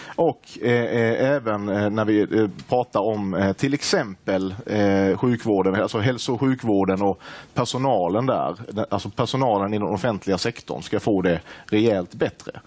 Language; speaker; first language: Swedish; native; Swedish